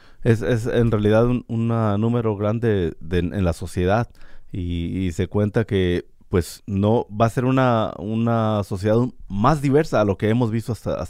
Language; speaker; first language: Spanish; native; Spanish